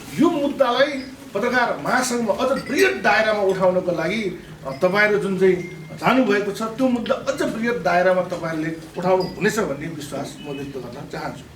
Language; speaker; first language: Nepali; non-native, local second language; Newari